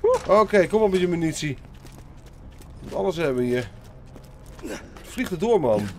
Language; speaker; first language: Dutch; native; Dutch